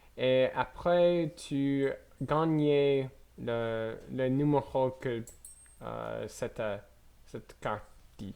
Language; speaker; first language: French; non-native, learner; English